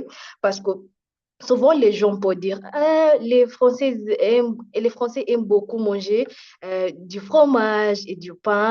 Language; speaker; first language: French; non-native, fluent; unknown